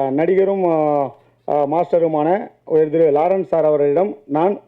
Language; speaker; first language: Tamil; native; Tamil